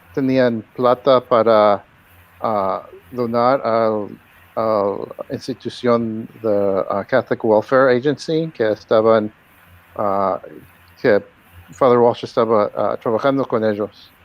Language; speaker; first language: Spanish; early bilingual, heritage; Spanish